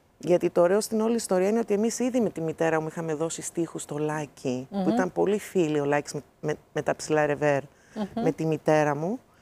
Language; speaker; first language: Greek; early bilingual, heritage; Greek